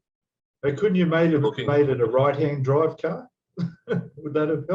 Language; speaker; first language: English; native; English